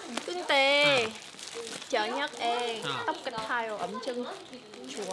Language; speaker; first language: Korean; non-native, learner; Vietnamese